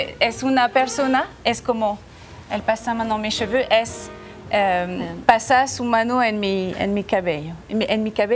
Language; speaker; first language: Spanish; non-native, learner; French